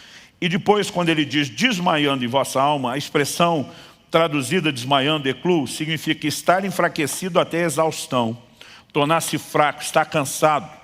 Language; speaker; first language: Portuguese; native; Portuguese